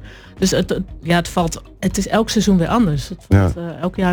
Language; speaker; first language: Dutch; native; Dutch